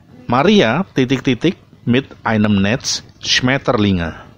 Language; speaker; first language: German; non-native, fluent; Indonesian